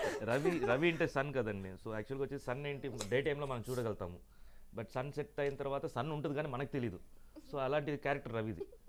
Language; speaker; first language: Telugu; native; Telugu